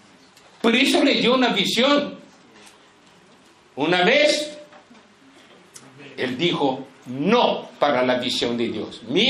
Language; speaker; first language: Spanish; non-native, fluent; Portuguese